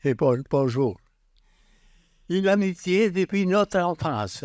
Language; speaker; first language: French; non-native, learner; Catalan